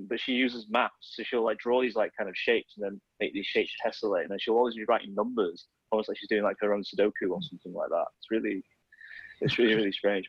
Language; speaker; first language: English; native; English